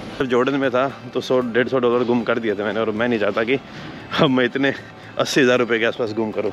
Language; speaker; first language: Hindi; native; Hindi